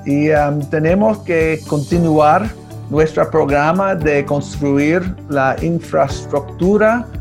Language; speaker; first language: Spanish; early bilingual, heritage; Spanish